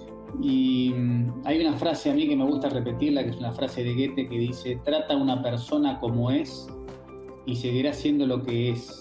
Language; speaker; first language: Spanish; native; Spanish